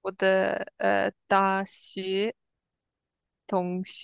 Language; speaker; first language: Chinese; non-native, learner; English